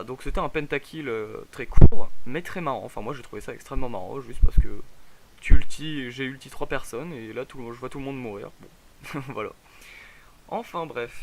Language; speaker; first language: French; native; French